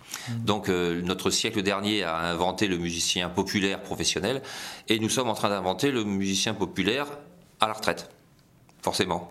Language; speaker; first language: French; native; French